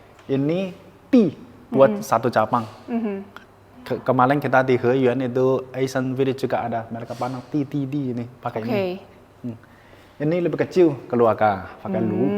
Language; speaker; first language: Indonesian; non-native, learner; Chinese